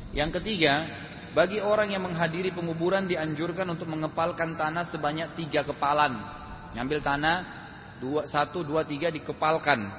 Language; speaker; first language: Indonesian; native; Indonesian